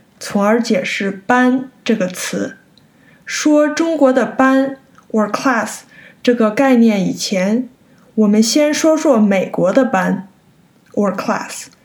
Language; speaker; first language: Chinese; early bilingual, heritage; Chinese